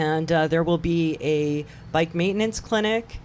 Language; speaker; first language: English; native; English